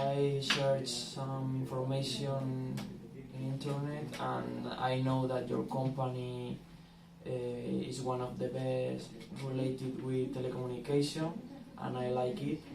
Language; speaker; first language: English; non-native, learner; Spanish